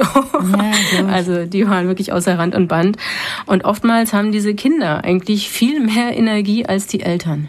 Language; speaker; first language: German; native; German